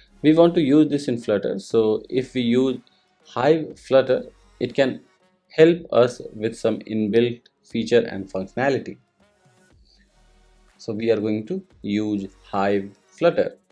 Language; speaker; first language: English; non-native, local second language; Hindi